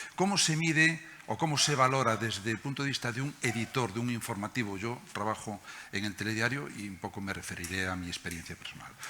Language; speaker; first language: Spanish; native; Spanish